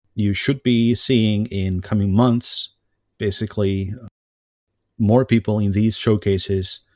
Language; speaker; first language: English; non-native, fluent; Spanish